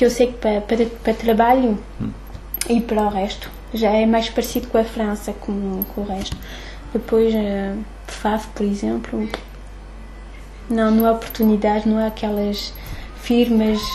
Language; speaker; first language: Portuguese; early bilingual, heritage; French